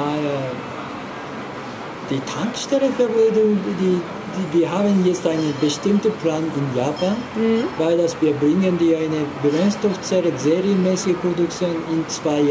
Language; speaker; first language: German; non-native, learner; Japanese